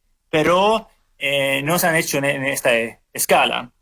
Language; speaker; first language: Spanish; non-native, fluent; Swedish